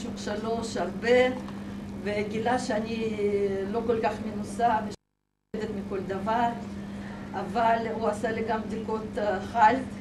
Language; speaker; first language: Hebrew; non-native, fluent; Russian